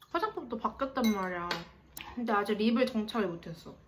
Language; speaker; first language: Korean; native; Korean